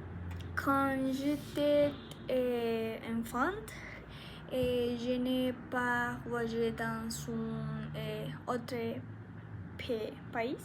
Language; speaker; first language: French; non-native, learner; Spanish